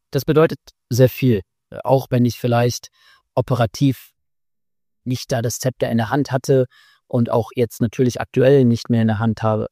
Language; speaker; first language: German; native; German